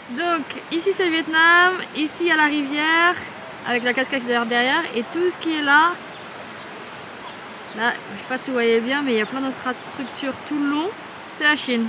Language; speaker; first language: French; native; French